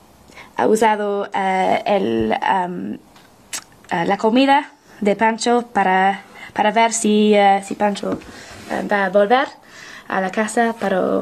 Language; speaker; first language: Spanish; non-native, learner; English